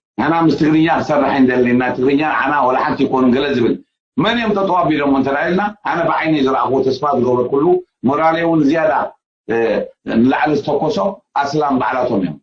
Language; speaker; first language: Tigrinya; native; Tigrinya